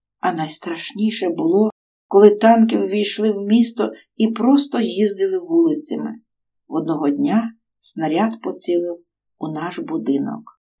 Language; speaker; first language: Ukrainian; native; Ukrainian